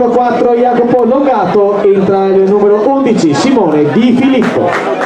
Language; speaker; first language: Italian; native; Italian